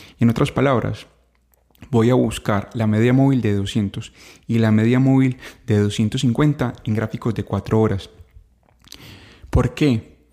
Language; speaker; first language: Spanish; native; Spanish